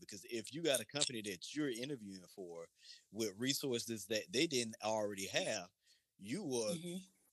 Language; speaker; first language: English; native; English